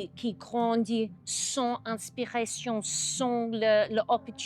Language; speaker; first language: French; non-native, learner; English